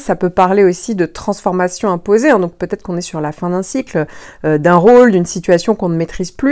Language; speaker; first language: French; native; French